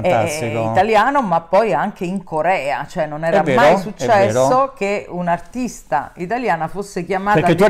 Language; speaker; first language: Italian; native; Italian